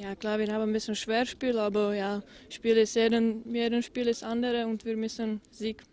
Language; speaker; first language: German; non-native, learner; Czech